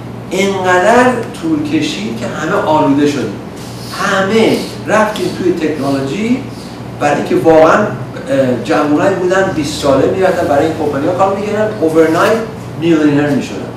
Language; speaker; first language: Persian; early bilingual, other home language; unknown